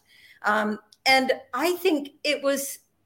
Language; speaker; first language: English; native; English